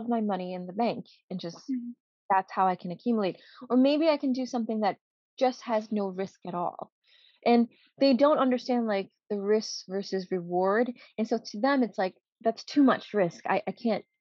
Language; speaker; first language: English; native; English